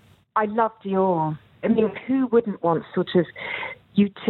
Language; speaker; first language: English; native; English